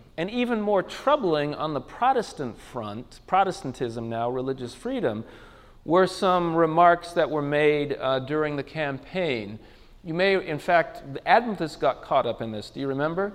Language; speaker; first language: English; native; English